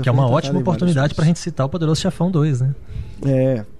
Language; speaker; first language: Portuguese; native; Portuguese